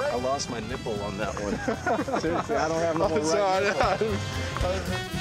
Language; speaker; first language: English; native; English